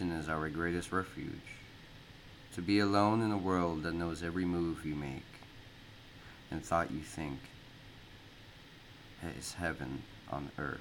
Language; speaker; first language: English; native; English